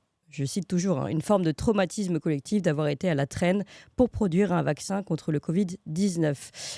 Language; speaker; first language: French; native; French